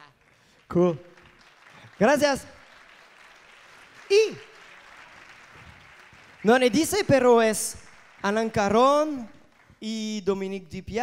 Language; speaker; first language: Spanish; non-native, learner; French